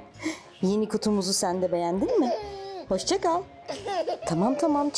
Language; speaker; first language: Turkish; native; Turkish